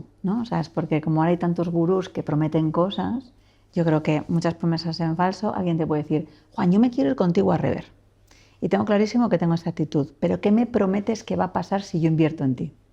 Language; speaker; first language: Spanish; native; Spanish